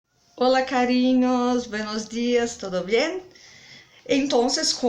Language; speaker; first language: Spanish; non-native, fluent; Portuguese